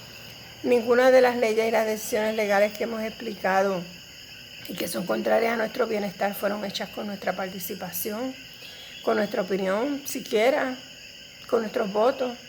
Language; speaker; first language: Spanish; native; Spanish